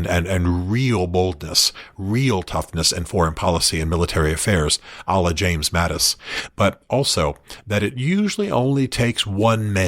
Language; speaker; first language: English; native; English